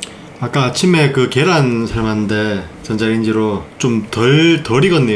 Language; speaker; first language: Korean; native; Korean